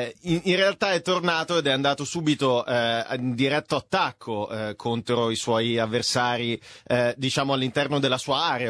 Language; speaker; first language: Italian; native; Italian